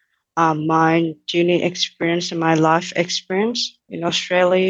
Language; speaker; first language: English; non-native, fluent; Thai